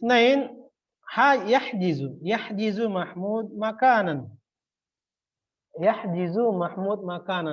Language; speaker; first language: Arabic; non-native, fluent; Indonesian